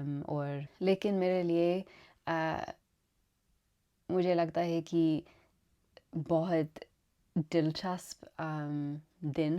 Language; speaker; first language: Hindi; non-native, learner; English